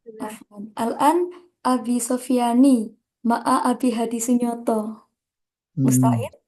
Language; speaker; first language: Arabic; non-native, fluent; Indonesian